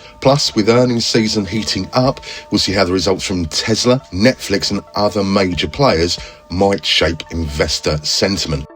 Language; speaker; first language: English; native; English